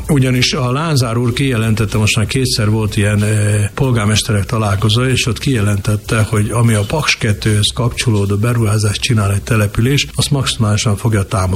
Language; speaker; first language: Hungarian; native; Hungarian